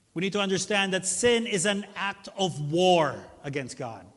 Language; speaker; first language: English; non-native, local second language; Filipino